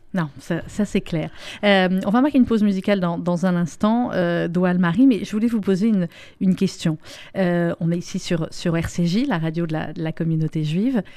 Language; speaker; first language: French; native; French